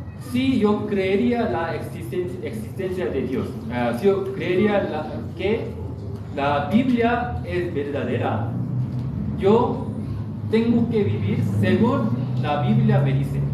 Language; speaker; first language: Spanish; non-native, fluent; Korean